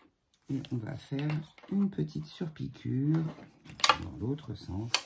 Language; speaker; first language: French; native; French